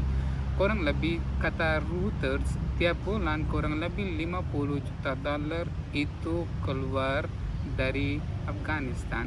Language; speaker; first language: Indonesian; non-native, fluent; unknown